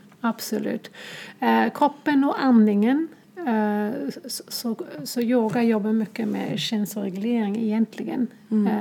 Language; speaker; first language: Swedish; non-native, fluent; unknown